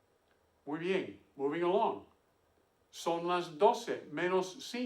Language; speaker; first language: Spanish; non-native, fluent; English